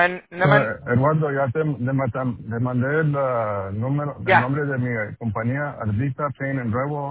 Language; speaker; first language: Spanish; non-native, local second language; English